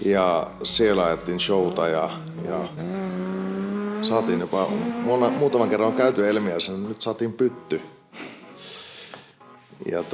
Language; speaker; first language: Finnish; native; Finnish